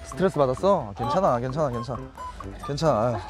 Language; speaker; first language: Korean; native; Korean